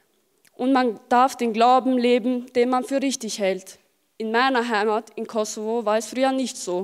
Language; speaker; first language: German; early bilingual, other home language; Albanian